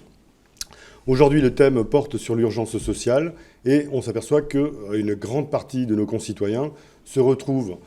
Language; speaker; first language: French; native; French